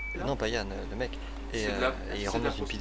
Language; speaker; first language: French; native; French